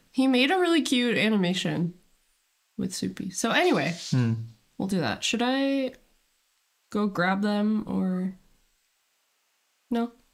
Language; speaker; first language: English; native; English